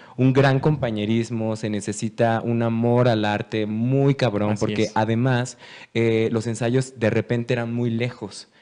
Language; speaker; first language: Spanish; native; Spanish